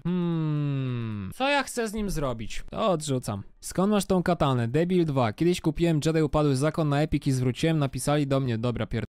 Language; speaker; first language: Polish; native; Polish